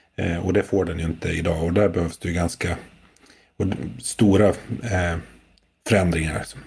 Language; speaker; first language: Swedish; native; Swedish